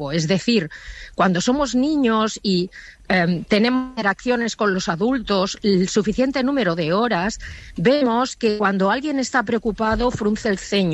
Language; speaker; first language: Spanish; native; Spanish